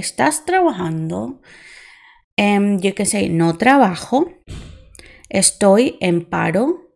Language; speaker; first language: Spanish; non-native, fluent; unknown